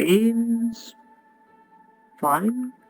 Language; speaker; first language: English; native; English